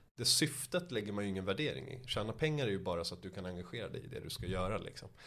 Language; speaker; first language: Swedish; early bilingual, other home language; Persian